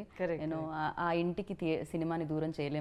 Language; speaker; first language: Telugu; native; Telugu